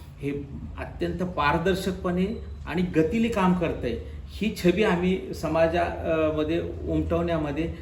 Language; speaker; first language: Marathi; native; Marathi